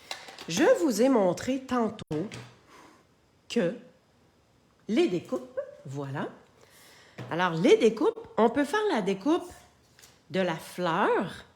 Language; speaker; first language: French; native; French